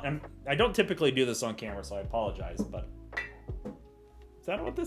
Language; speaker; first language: English; native; English